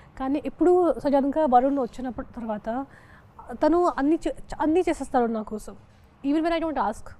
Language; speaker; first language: Telugu; non-native, fluent; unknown